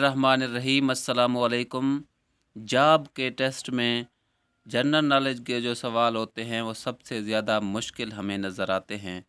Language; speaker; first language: Urdu; native; Urdu